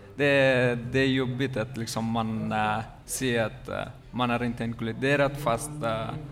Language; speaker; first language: Swedish; non-native, learner; Persian